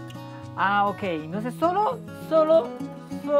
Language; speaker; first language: Spanish; non-native, learner; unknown